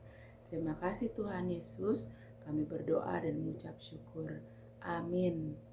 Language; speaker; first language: Indonesian; native; Indonesian